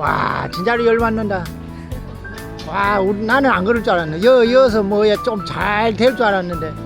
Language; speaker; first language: Korean; native; Korean